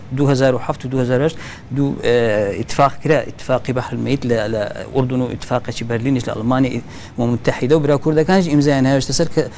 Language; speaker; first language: Central Kurdish; non-native, local second language; Azerbaijani